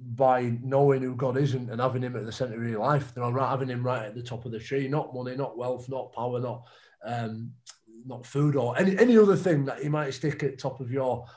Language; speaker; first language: English; native; English